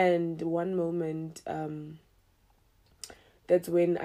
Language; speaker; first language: English; non-native, local second language; Tswana